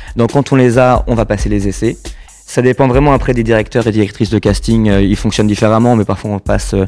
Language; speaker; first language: French; native; French